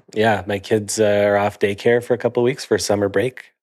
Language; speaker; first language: English; native; English